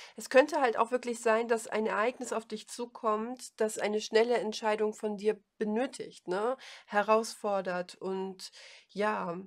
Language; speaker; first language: German; native; German